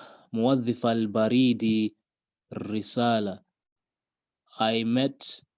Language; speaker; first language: Arabic; non-native, learner; English